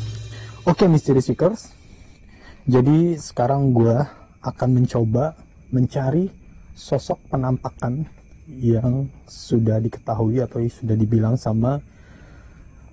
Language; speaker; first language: Indonesian; native; Indonesian